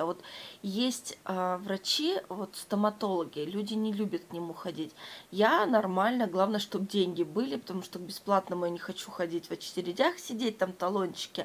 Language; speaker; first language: Russian; native; Russian